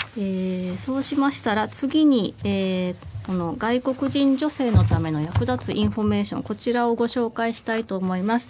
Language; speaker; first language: Japanese; native; Japanese